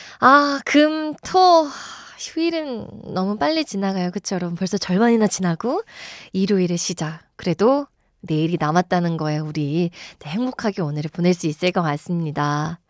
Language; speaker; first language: Korean; native; Korean